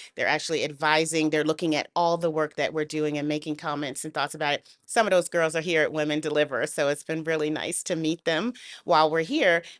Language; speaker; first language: English; native; English